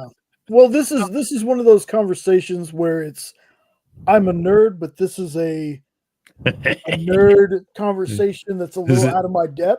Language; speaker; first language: English; native; English